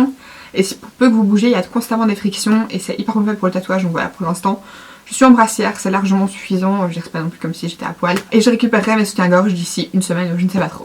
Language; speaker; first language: French; native; French